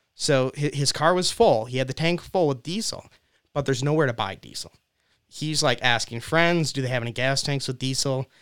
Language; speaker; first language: English; native; English